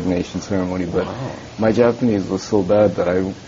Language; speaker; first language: English; early bilingual, other home language; Japanese